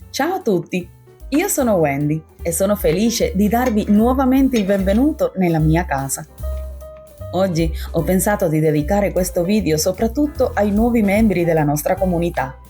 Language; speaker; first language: Italian; non-native, fluent; Spanish